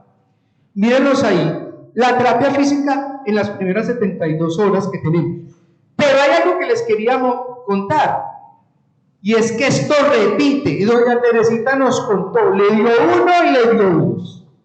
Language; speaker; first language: Spanish; native; Spanish